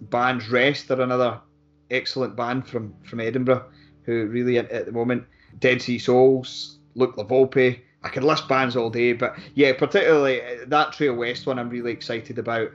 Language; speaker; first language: English; native; English